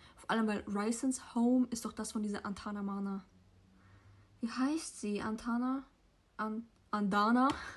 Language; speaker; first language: German; native; German